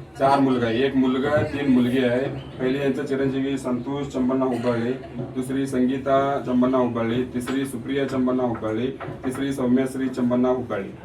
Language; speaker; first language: Marathi; non-native, local second language; Kannada